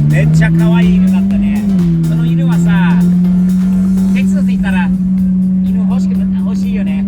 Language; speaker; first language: Japanese; non-native, fluent; English